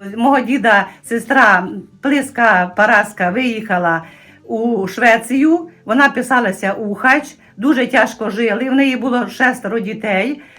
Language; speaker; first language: Ukrainian; native; Ukrainian